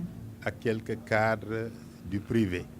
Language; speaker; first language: French; non-native, local second language; Wolof